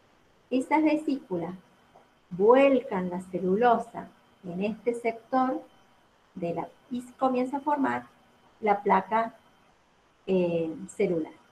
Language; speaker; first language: Spanish; native; Spanish